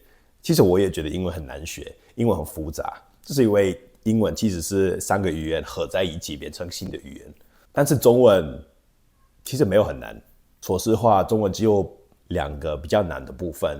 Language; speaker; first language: Chinese; non-native, fluent; English